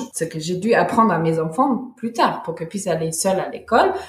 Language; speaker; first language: French; non-native, fluent; German